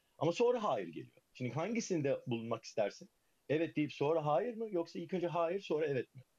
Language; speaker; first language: Turkish; early bilingual, heritage; Turkish